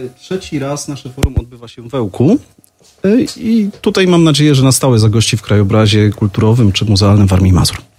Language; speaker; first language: Polish; native; Polish